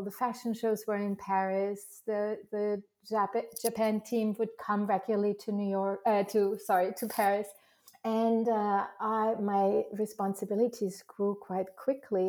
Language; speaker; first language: English; non-native, fluent; German